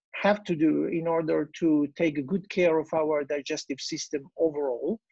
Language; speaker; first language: English; non-native, fluent; Italian